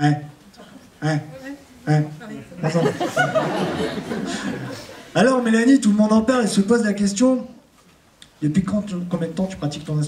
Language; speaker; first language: French; native; French